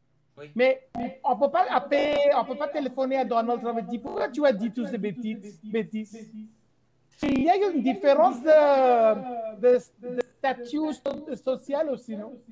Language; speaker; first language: French; non-native, fluent; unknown